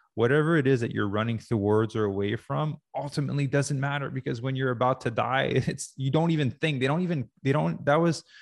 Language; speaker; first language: English; native; English